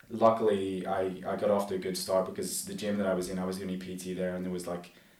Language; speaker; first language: English; native; English